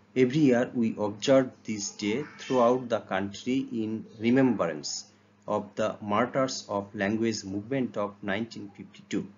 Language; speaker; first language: English; non-native, local second language; Bangla